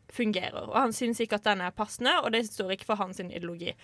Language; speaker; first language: Norwegian; native; Norwegian